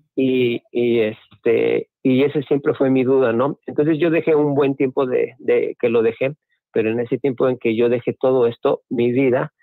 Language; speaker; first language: Spanish; native; Spanish